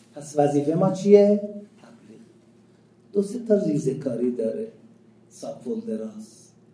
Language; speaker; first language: Persian; native; Persian